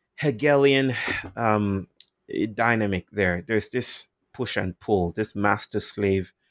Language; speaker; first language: English; non-native, local second language; Yoruba